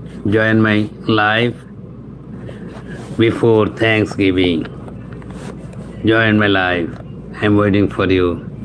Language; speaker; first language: English; non-native, local second language; Bangla